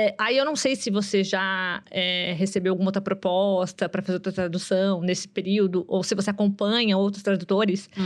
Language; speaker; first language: Portuguese; native; Portuguese